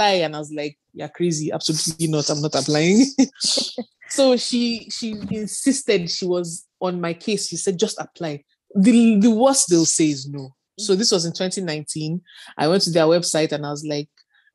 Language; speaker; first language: English; non-native, local second language; Yoruba